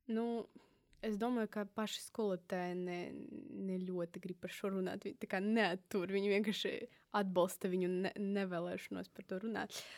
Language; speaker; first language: Latvian; non-native, local second language; Russian